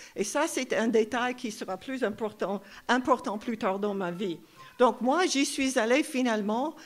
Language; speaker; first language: French; non-native, fluent; English